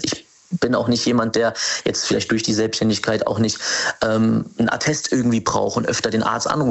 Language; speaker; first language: German; native; German